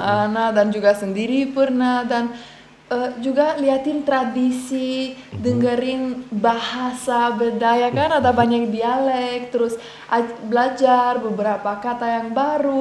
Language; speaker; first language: Indonesian; non-native, fluent; Romanian